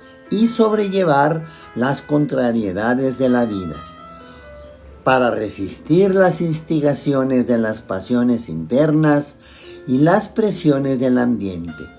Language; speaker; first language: Spanish; native; Spanish